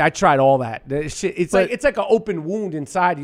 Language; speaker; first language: English; native; English